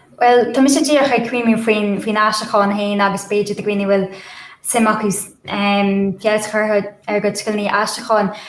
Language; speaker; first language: Irish; non-native, local second language; English